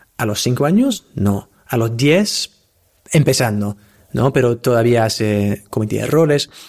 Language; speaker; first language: Spanish; non-native, fluent; English